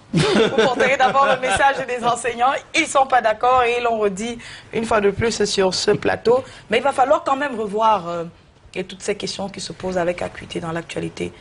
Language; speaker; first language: French; native; French